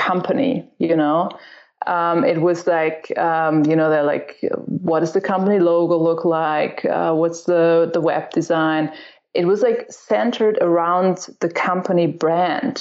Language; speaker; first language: English; non-native, fluent; German